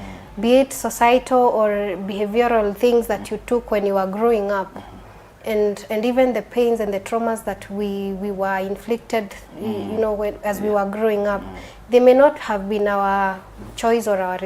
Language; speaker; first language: English; non-native, local second language; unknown